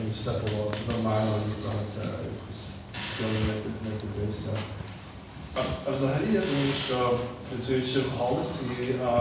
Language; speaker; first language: Ukrainian; early bilingual, heritage; Ukrainian